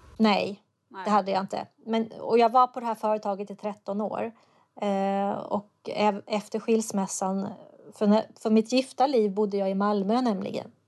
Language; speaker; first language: Swedish; native; Swedish